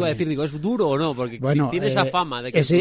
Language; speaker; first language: Spanish; native; Spanish